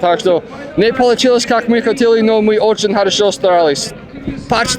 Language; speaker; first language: Russian; non-native, learner; English